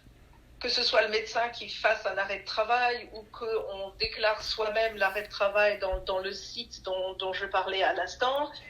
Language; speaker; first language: French; native; French